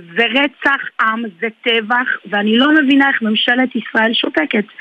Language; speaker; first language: Hebrew; early bilingual, other home language; Armenian